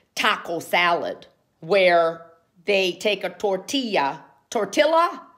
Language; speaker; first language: English; native; English